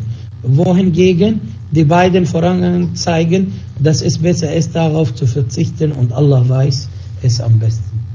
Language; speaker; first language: German; non-native, fluent; Arabic